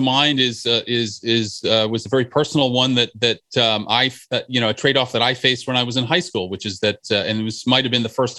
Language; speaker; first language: English; native; English